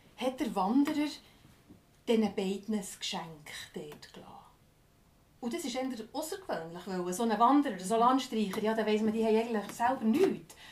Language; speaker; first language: German; non-native, fluent; English